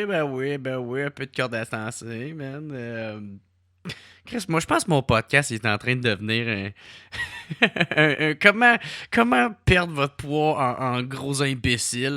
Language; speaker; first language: French; native; French